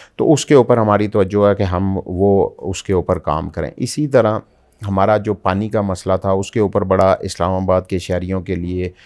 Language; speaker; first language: Urdu; native; Urdu